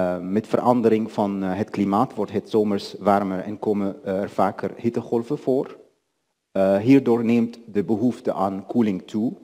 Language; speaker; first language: Dutch; non-native, fluent; Arabic